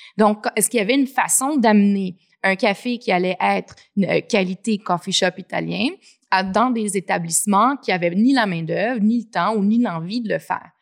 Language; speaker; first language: French; native; French